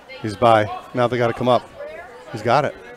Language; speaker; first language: English; native; English